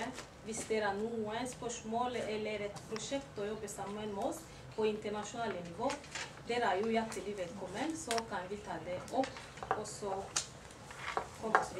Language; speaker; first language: Norwegian; non-native, learner; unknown